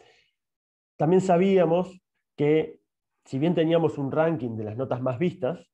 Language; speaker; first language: Spanish; native; Spanish